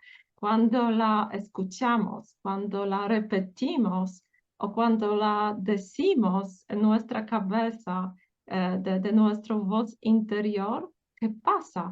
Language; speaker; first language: Spanish; non-native, fluent; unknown